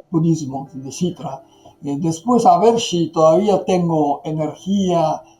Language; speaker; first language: Spanish; non-native, fluent; Japanese